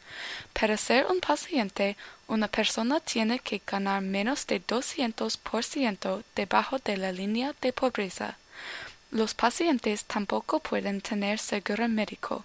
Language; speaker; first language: Spanish; non-native, learner; English